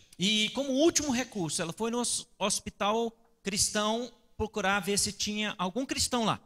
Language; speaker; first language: Portuguese; native; Portuguese